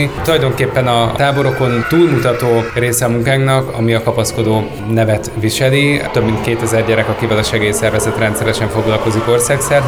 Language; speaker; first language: Hungarian; native; Hungarian